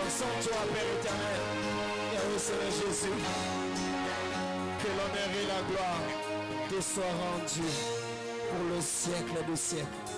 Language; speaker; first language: French; non-native, local second language; Lingala